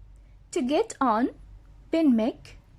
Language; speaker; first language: English; non-native, fluent; Bangla